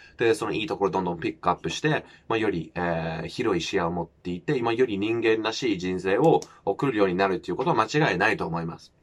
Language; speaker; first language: Japanese; non-native, fluent; English